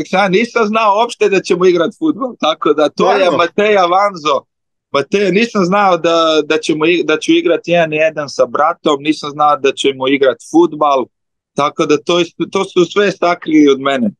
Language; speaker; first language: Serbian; early bilingual, heritage; Slovenian